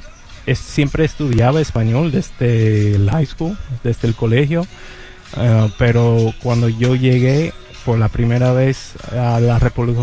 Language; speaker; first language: Spanish; non-native, fluent; English